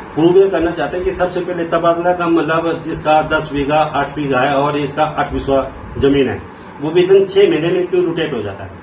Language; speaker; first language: Hindi; native; Hindi